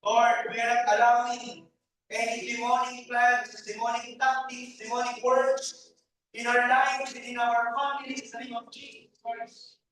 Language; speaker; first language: English; non-native, local second language; Filipino